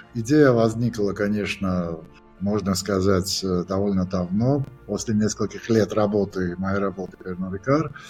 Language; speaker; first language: Russian; non-native, local second language; Georgian